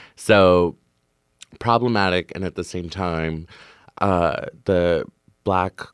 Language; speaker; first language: English; native; English